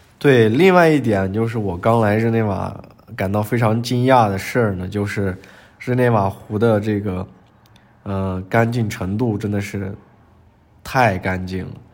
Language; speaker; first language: Chinese; native; Chinese